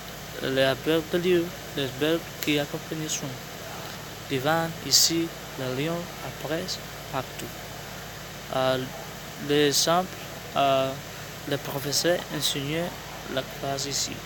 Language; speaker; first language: French; non-native, learner; Spanish